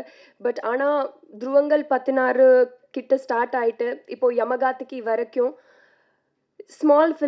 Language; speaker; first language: Tamil; non-native, learner; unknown